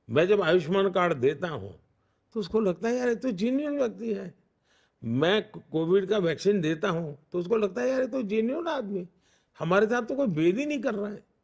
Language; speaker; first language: Hindi; non-native, local second language; Gujarati